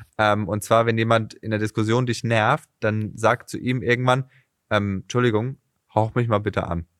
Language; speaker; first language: German; native; German